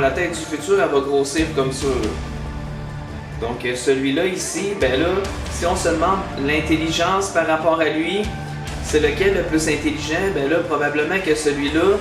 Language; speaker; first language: French; native; French